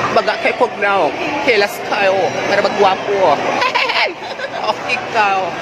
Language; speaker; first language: Cebuano; non-native, learner; Korean